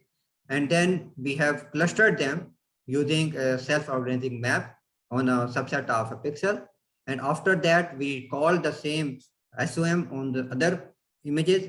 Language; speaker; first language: English; non-native, fluent; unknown